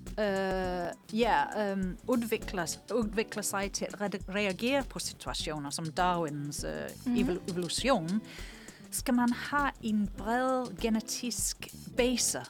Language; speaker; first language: Danish; non-native, fluent; English